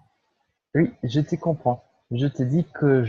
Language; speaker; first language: French; non-native, fluent; Portuguese